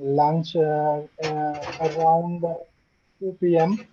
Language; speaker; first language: English; non-native, learner; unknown